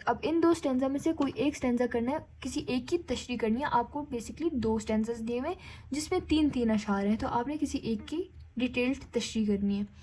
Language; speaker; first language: Urdu; native; Urdu